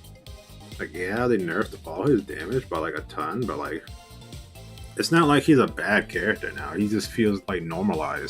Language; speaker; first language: English; native; English